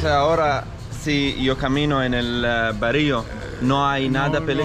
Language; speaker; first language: Spanish; non-native, learner; Arabic